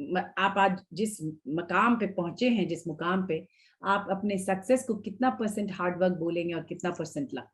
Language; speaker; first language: Hindi; native; Hindi